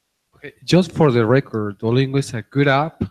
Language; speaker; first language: English; non-native, fluent; Spanish